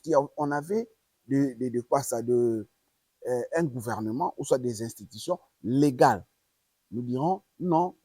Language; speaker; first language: French; non-native, local second language; Lingala